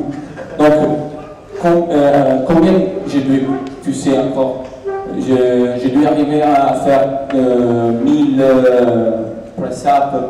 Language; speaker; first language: French; non-native, learner; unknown